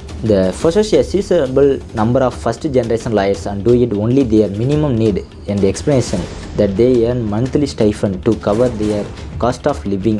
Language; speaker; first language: English; non-native, local second language; Tamil